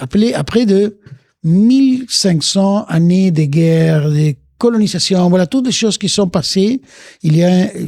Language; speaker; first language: French; non-native, fluent; Spanish